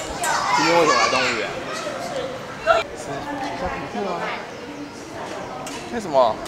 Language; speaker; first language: Chinese; native; Chinese